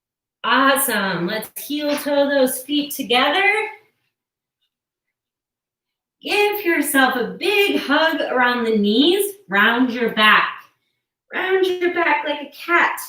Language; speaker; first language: English; native; English